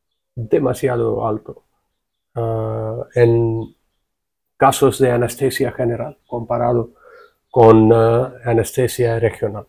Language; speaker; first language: Spanish; non-native, fluent; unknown